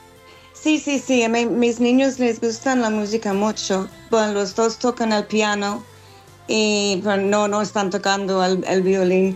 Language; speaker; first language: Spanish; non-native, learner; English